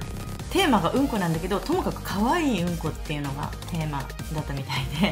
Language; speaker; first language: Japanese; native; Japanese